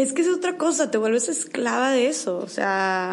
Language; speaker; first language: Spanish; native; Spanish